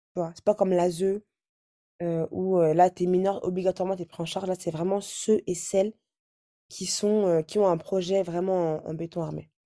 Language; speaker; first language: French; early bilingual, other home language; Arabic